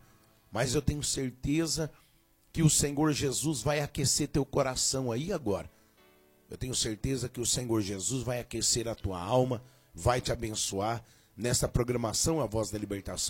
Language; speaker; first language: Portuguese; native; Portuguese